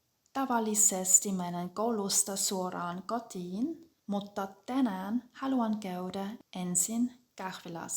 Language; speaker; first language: Finnish; non-native, fluent; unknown